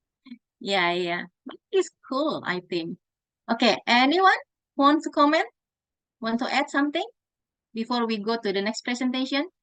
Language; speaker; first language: English; non-native, fluent; Indonesian